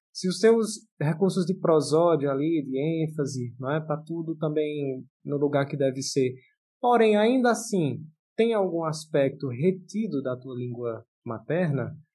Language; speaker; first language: Portuguese; native; Portuguese